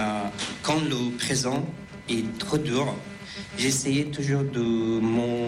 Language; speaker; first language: French; non-native, fluent; Persian